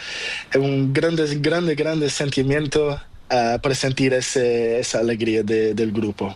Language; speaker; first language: Spanish; non-native, learner; Portuguese